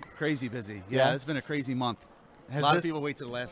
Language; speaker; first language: English; native; English